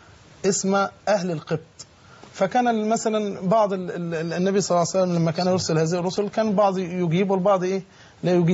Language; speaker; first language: Arabic; native; Arabic